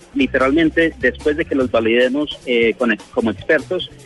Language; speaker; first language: Spanish; early bilingual, heritage; Spanish